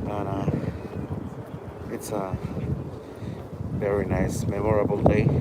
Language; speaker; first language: English; non-native, learner; Spanish